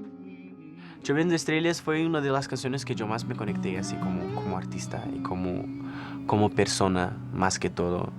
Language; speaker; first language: Spanish; non-native, fluent; Portuguese